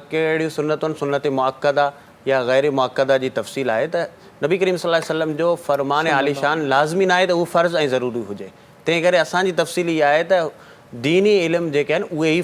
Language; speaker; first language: Sindhi; non-native, local second language; Marwari